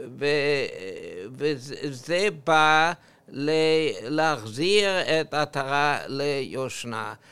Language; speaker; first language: Hebrew; non-native, fluent; English